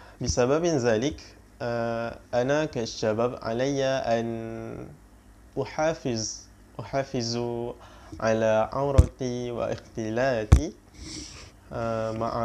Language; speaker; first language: Arabic; non-native, learner; Malay